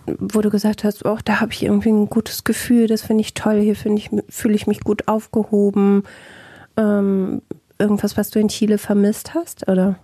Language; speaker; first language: German; native; German